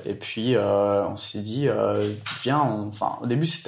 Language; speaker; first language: French; native; French